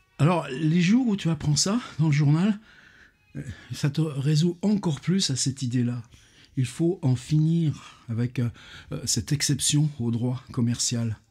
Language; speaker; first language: French; native; French